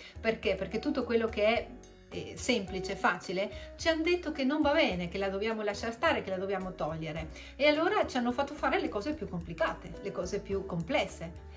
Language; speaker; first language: Italian; early bilingual, other home language; Spanish